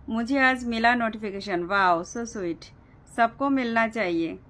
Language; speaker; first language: Hindi; non-native, local second language; Bangla